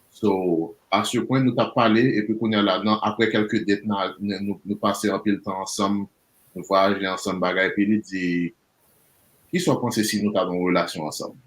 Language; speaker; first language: Haitian Creole; early bilingual, heritage; Haitian Creole